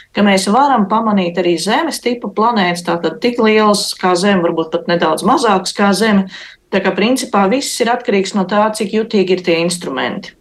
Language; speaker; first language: Latvian; native; Latvian